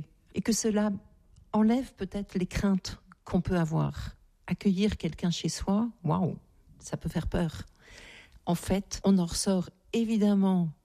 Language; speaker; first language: French; native; French